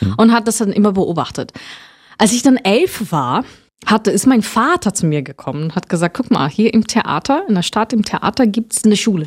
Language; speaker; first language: German; non-native, fluent; Portuguese